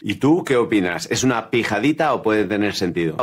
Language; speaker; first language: Spanish; native; Spanish